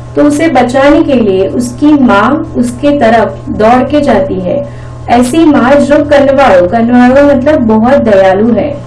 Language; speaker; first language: Hindi; non-native, local second language; Marathi